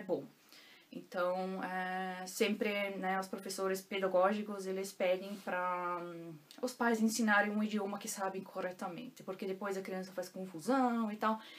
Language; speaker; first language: Portuguese; non-native, local second language; German